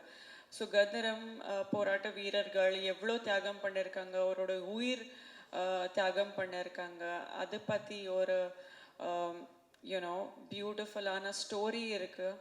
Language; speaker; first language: Tamil; non-native, fluent; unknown